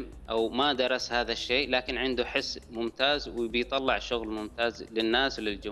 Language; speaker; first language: Arabic; native; Arabic